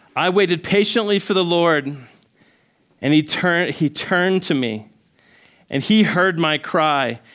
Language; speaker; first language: English; native; English